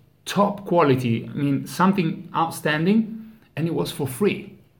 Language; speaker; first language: English; non-native, fluent; Italian